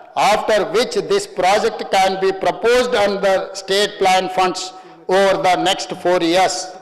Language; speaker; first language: English; non-native, local second language; Telugu